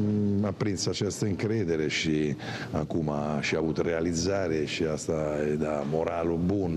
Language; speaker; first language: Romanian; non-native, fluent; Italian